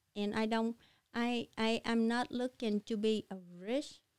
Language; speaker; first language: English; non-native, learner; Vietnamese